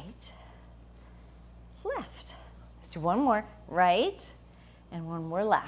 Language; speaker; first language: English; native; English